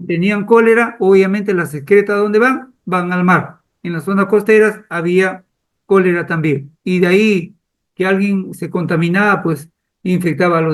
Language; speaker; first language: Spanish; native; Spanish